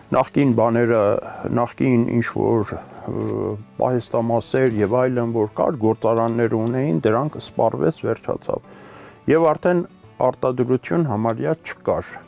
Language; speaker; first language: Armenian; early bilingual, heritage; Armenian